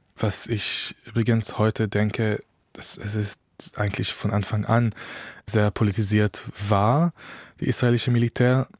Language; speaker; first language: German; non-native, fluent; Hebrew